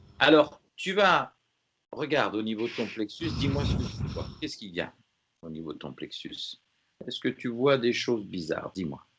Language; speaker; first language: French; native; French